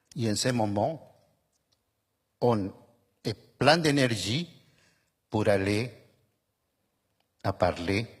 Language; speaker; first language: French; non-native, fluent; Spanish